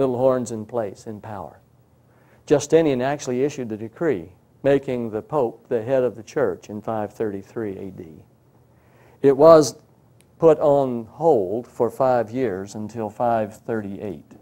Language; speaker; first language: English; native; English